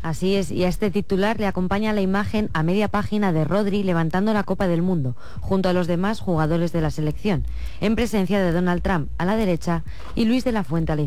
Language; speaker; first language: Spanish; native; Spanish